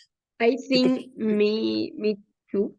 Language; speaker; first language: English; non-native, learner; Spanish